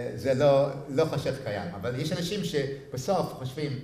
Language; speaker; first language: Hebrew; non-native, fluent; English